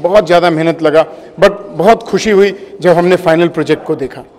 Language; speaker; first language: Hindi; native; Hindi